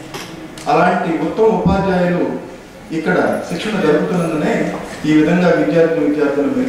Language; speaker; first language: Telugu; native; Telugu